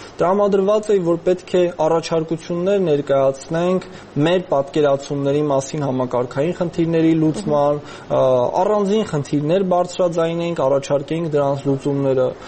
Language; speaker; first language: Armenian; native; Armenian